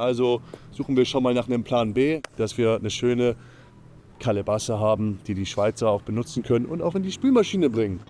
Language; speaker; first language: German; native; German